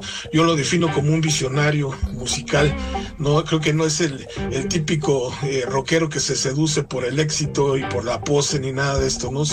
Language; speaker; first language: Spanish; native; Spanish